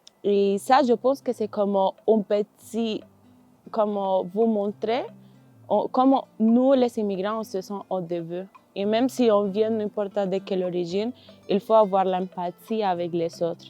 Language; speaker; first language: French; non-native, fluent; Spanish